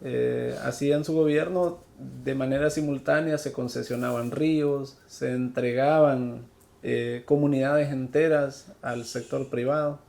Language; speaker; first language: Spanish; native; Spanish